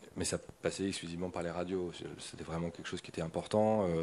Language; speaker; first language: French; native; French